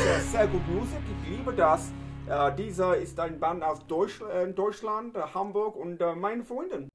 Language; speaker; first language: German; non-native, learner; English